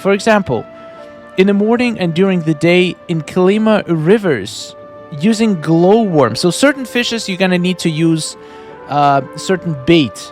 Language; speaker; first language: English; non-native, fluent; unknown